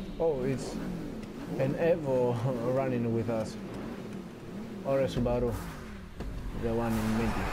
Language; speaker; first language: English; non-native, learner; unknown